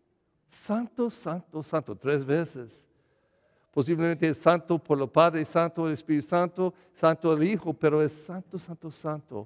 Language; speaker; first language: Spanish; non-native, learner; English